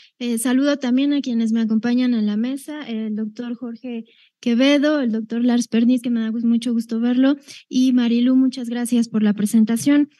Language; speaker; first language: Spanish; native; Spanish